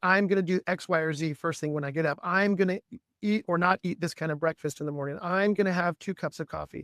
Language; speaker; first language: English; native; English